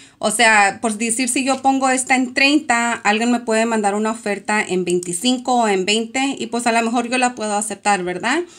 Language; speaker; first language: Spanish; early bilingual, heritage; Spanish